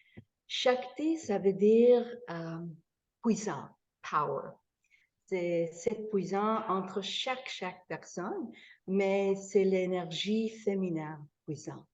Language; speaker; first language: French; non-native, fluent; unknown